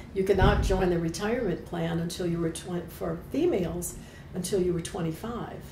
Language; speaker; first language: English; native; English